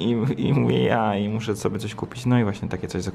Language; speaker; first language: Polish; native; Polish